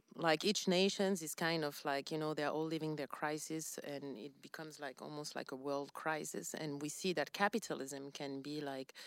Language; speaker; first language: English; non-native, fluent; French